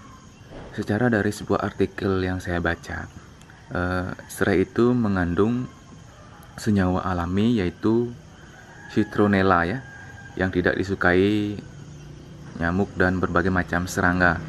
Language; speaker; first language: Indonesian; native; Indonesian